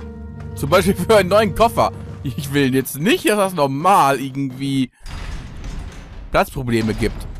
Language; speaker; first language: German; native; German